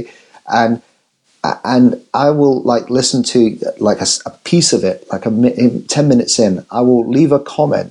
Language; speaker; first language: English; native; English